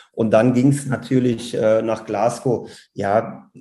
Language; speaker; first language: German; native; German